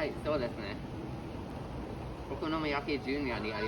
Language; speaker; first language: Japanese; non-native, learner; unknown